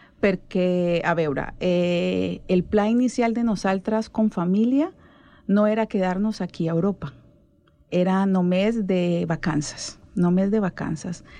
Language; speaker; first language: Catalan; non-native, learner; Spanish